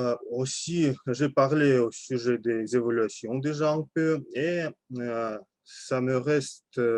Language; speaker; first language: French; non-native, learner; Russian